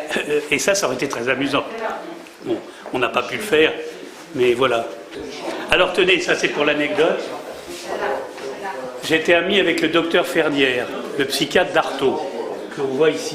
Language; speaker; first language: French; native; French